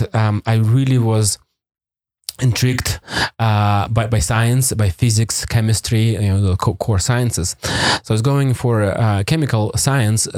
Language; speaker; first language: English; non-native, fluent; Russian